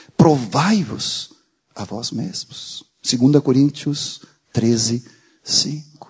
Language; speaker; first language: Portuguese; non-native, fluent; Swedish